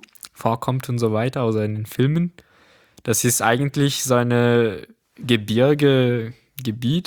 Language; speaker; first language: German; non-native, fluent; Portuguese